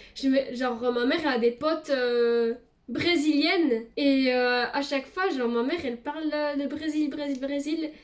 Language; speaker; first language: French; early bilingual, other home language; Portuguese